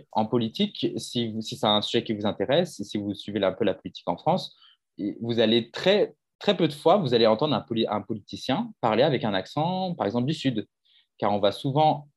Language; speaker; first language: French; native; French